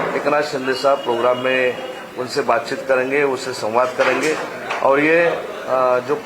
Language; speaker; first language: Hindi; non-native, local second language; Marathi